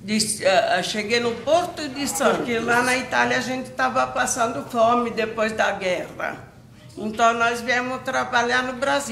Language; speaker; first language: Portuguese; non-native, fluent; Italian